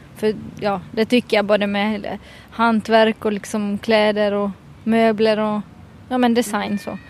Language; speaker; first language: Swedish; native; Swedish